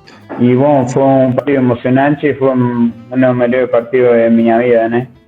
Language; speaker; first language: Portuguese; non-native, learner; Spanish